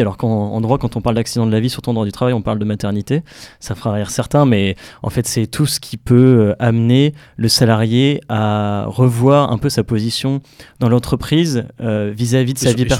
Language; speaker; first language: French; native; French